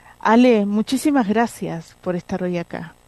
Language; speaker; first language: Spanish; native; Spanish